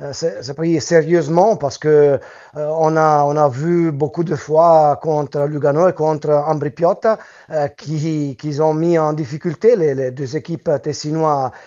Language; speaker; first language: French; non-native, local second language; Italian